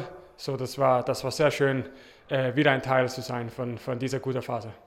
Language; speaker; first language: German; non-native, fluent; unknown